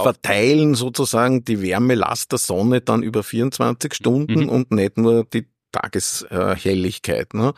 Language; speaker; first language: German; native; German